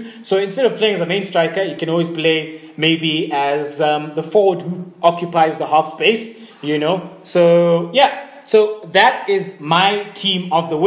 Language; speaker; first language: English; native; English